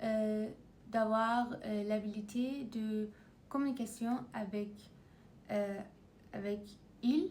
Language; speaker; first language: French; non-native, learner; Persian